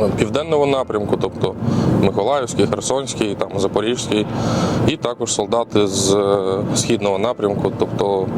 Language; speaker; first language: Ukrainian; early bilingual, other home language; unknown